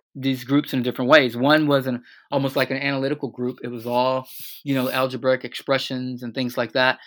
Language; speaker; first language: English; native; English